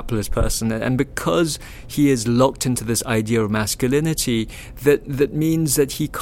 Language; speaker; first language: English; non-native, local second language; Chinese